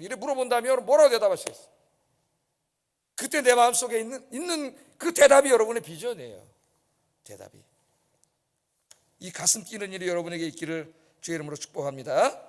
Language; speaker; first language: Korean; native; Korean